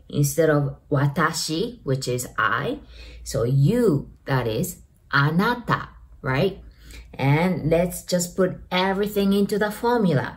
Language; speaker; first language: English; non-native, fluent; Japanese